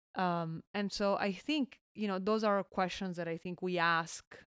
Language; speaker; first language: English; non-native, fluent; Italian